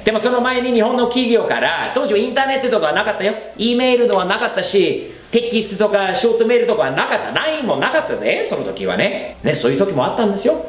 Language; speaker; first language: Japanese; non-native, fluent; English